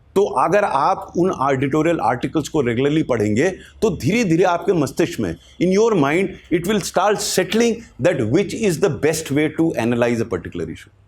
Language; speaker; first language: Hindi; native; Hindi